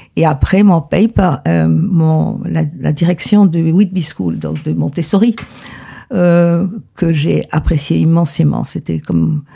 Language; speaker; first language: French; non-native, fluent; Spanish